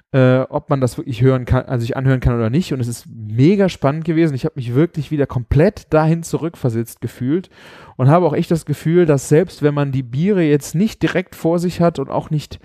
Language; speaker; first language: German; native; German